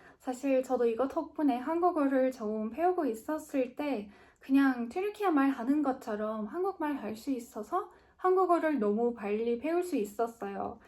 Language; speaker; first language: Korean; non-native, fluent; Turkish